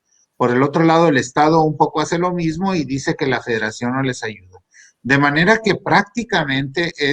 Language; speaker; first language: Spanish; native; Spanish